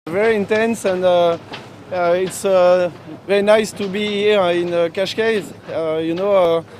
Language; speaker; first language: English; non-native, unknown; French